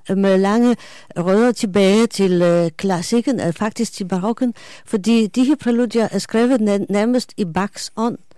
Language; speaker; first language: Danish; non-native, fluent; Polish